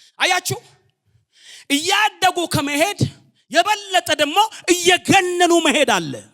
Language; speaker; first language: Amharic; non-native, local second language; Oromo